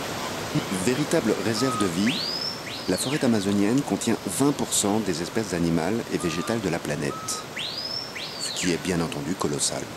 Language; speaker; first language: French; native; French